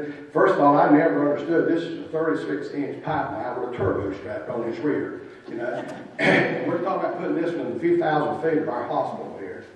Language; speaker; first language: English; native; English